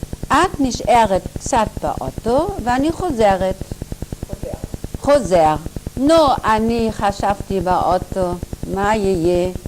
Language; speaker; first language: Hebrew; non-native, fluent; German